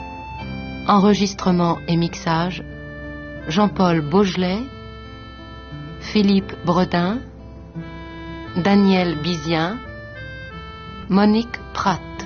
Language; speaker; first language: French; native; French